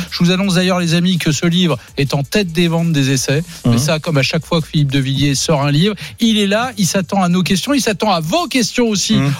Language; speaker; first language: French; native; French